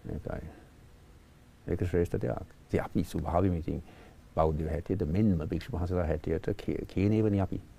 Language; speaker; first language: Sinhala; non-native, fluent; English